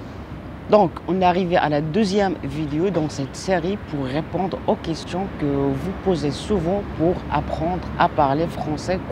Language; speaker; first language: French; non-native, local second language; Arabic